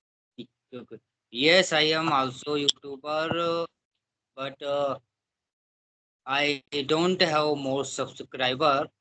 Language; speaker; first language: English; non-native, learner; Hindi